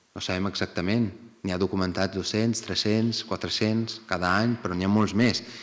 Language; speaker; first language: Catalan; non-native, fluent; Italian